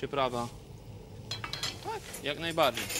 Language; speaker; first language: Polish; non-native, fluent; French